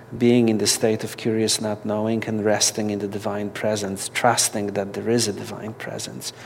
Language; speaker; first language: English; non-native, fluent; Polish